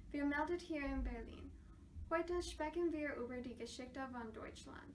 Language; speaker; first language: German; non-native, learner; English